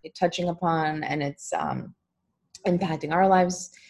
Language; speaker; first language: English; native; English